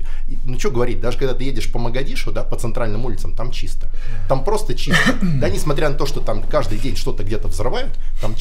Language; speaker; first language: Russian; native; Russian